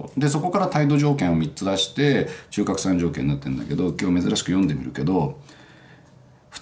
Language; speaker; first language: Japanese; native; Japanese